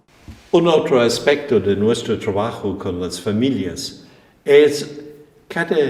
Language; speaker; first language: Spanish; non-native, fluent; English